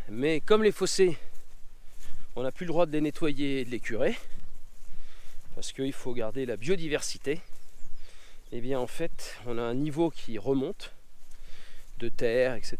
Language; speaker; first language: French; native; French